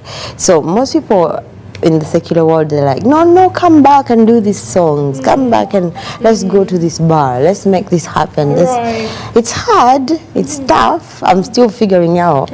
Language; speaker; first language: English; non-native, local second language; Ganda